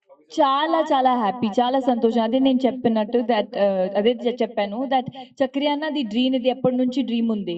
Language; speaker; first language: Telugu; non-native, learner; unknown